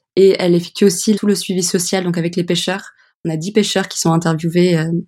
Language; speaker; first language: French; early bilingual, other home language; English